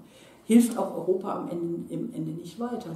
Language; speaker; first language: German; native; German